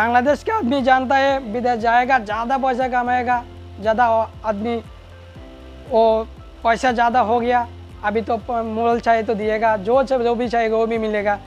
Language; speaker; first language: Hindi; non-native, learner; Bangla